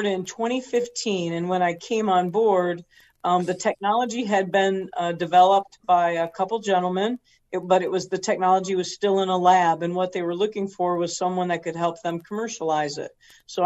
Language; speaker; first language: English; native; English